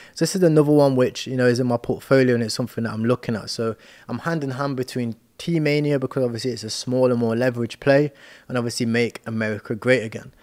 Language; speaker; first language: English; native; English